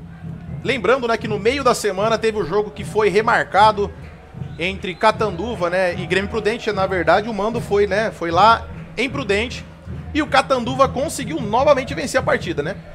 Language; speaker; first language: Portuguese; native; Portuguese